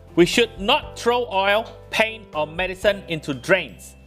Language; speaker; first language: English; non-native, local second language; Chinese